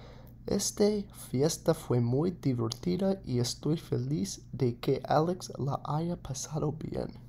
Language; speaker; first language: Spanish; non-native, learner; English